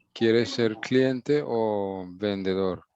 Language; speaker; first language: Spanish; non-native, fluent; English